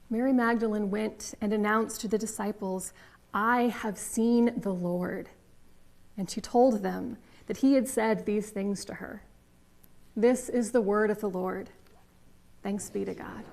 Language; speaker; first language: English; native; English